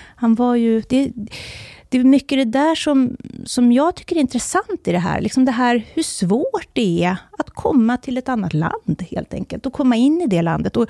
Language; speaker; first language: Swedish; native; Swedish